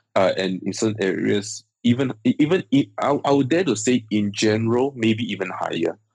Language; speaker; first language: English; native; English